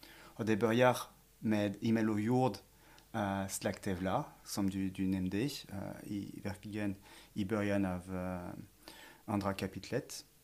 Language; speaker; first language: Swedish; non-native, fluent; French